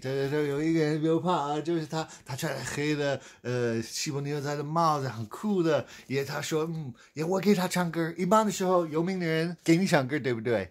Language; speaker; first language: Chinese; non-native, fluent; English